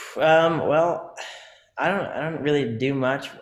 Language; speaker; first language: English; native; English